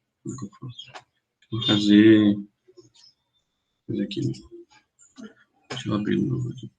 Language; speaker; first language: Portuguese; native; Portuguese